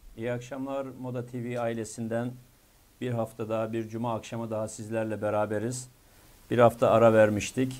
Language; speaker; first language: Turkish; native; Turkish